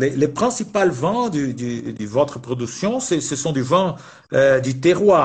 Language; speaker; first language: French; non-native, fluent; Portuguese